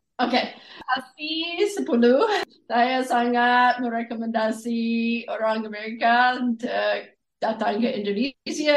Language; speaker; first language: Indonesian; non-native, fluent; English